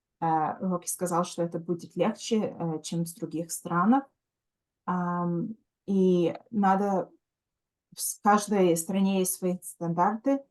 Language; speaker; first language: Russian; early bilingual, heritage; Russian